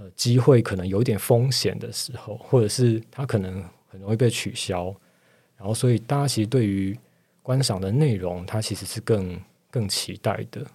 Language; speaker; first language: Chinese; native; Chinese